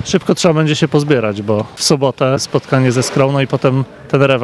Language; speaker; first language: Polish; native; Polish